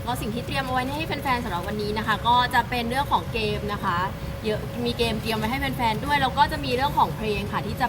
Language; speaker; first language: Thai; native; Thai